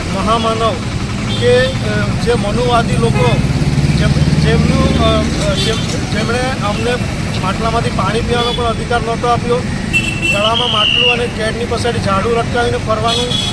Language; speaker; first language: Gujarati; native; Gujarati